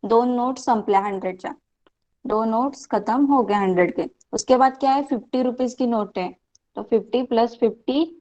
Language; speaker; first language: Hindi; non-native, local second language; Marathi